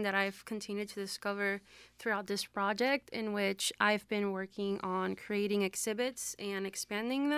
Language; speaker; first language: English; non-native, fluent; Spanish